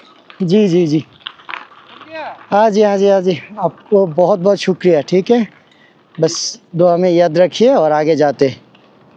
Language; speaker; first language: Hindi; non-native, learner; Bangla